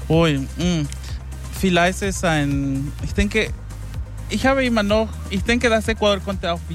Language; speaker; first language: German; non-native, learner; Spanish